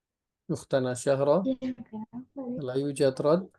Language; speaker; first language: Arabic; non-native, fluent; Indonesian